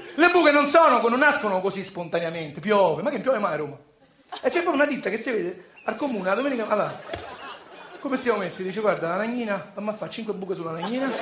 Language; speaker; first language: Italian; native; Italian